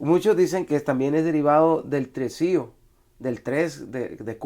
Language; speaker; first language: Spanish; native; Spanish